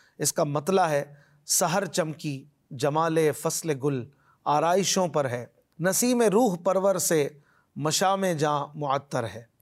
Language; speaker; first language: Urdu; native; Urdu